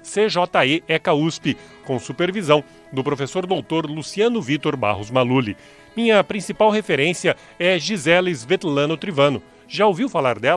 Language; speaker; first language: Portuguese; native; Portuguese